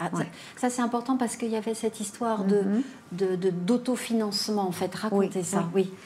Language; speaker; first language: French; native; French